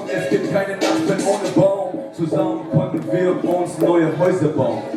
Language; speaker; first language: German; non-native, fluent; Persian